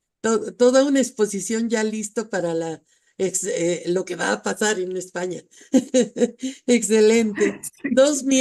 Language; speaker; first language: Spanish; native; Spanish